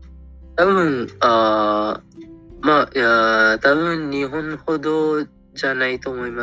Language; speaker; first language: Japanese; non-native, fluent; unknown